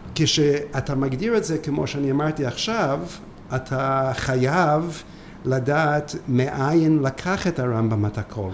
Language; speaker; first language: Hebrew; non-native, fluent; English